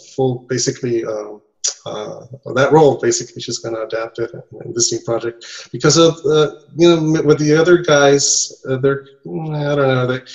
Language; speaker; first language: English; non-native, fluent; Spanish